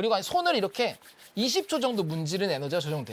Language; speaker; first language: Korean; native; Korean